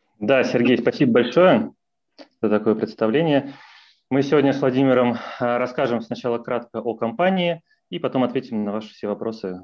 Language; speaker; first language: Russian; native; Russian